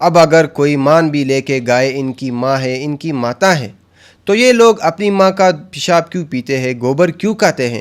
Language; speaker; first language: Hindi; native; Hindi